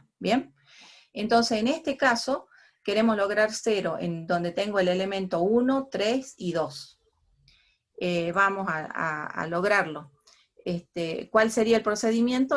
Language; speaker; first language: Spanish; native; Spanish